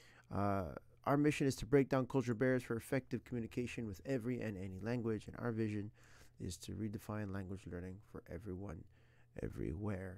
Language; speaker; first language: English; native; English